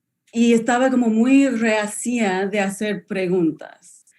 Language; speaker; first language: Spanish; non-native, fluent; English